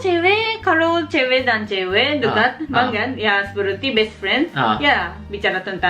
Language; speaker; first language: Indonesian; non-native, learner; Japanese